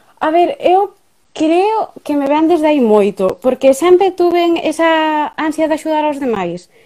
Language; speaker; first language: Galician; native; Galician